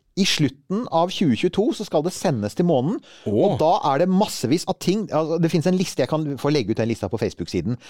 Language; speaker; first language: Norwegian; native; Norwegian